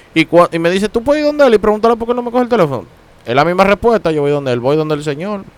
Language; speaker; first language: Spanish; native; Spanish